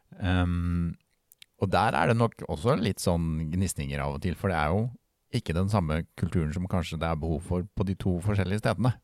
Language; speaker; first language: Norwegian; native; Norwegian